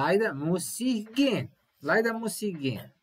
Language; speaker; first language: German; non-native, learner; Serbian